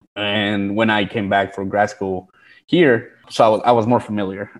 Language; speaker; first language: English; early bilingual, other home language; Spanish